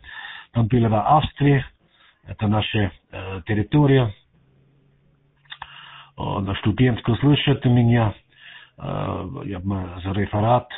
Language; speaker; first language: Russian; non-native, learner; German